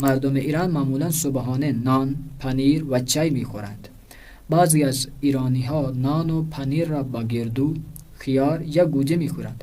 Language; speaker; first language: Persian; non-native, fluent; Urdu